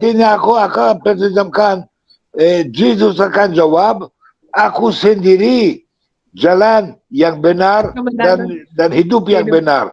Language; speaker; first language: Indonesian; non-native, fluent; Hebrew